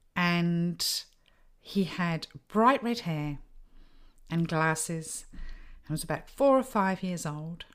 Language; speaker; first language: English; native; English